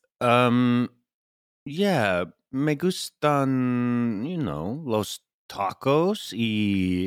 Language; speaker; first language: Spanish; non-native, learner; English